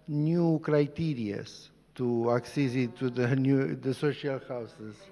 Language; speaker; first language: English; non-native, learner; Romanian